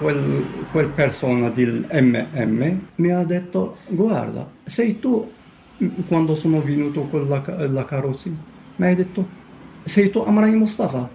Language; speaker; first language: Italian; non-native, learner; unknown